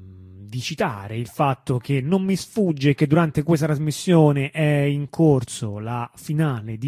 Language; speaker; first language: Italian; native; Italian